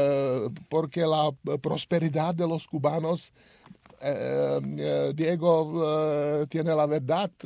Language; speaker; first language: Spanish; non-native, learner; Czech